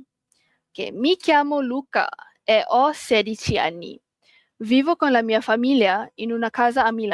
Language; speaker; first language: Italian; non-native, learner; Malay